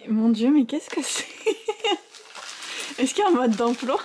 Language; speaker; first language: French; native; French